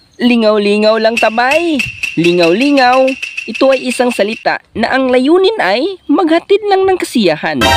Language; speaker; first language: Filipino; non-native, local second language; Cebuano